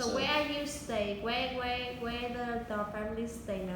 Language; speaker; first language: English; non-native, learner; Vietnamese